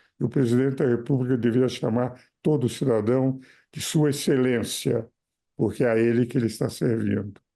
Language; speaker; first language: Portuguese; native; Portuguese